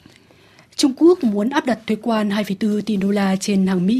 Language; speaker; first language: Vietnamese; native; Vietnamese